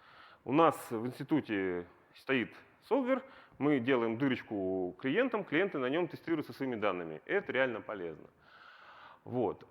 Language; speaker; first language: Russian; native; Russian